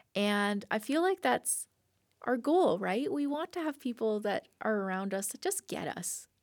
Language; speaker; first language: English; native; English